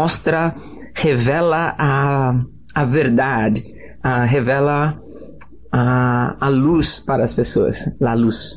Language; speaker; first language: Spanish; non-native, learner; Portuguese